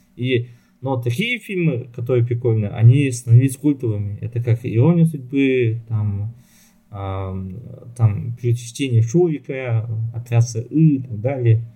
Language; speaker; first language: Russian; non-native, local second language; Yakut